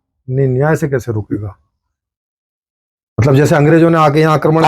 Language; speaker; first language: Hindi; native; Hindi